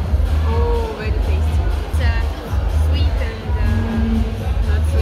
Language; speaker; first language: English; non-native, fluent; Russian